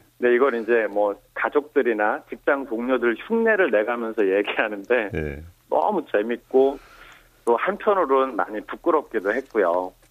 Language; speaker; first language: Korean; native; Korean